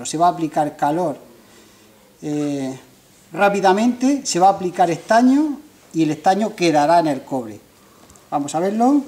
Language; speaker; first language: Spanish; native; Spanish